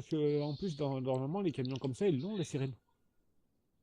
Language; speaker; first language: French; native; French